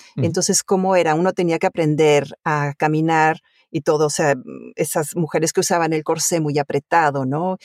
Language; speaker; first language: Spanish; early bilingual, other home language; Italian